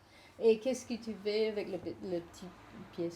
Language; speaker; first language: French; non-native, learner; English